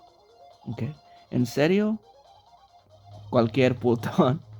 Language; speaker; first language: Spanish; early bilingual, heritage; English